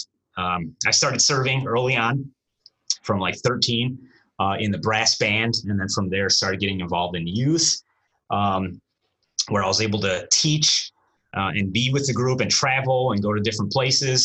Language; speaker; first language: English; early bilingual, other home language; Romanian